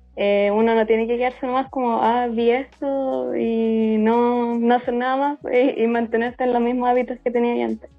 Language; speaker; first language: Spanish; native; Spanish